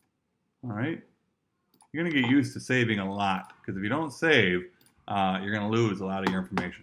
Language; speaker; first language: English; native; English